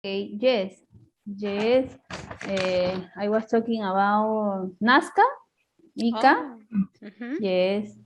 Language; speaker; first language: English; non-native, learner; Spanish